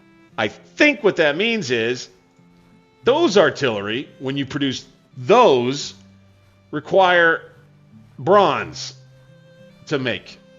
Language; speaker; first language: English; native; English